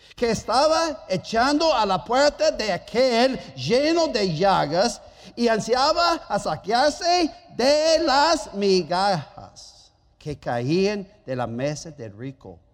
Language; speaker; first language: Spanish; non-native, fluent; German